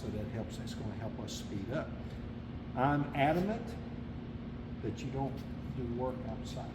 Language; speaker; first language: English; native; English